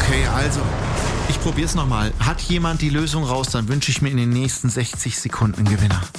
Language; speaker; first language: German; native; German